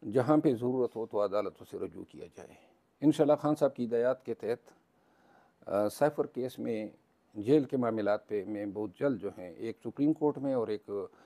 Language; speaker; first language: Urdu; non-native, local second language; Pashto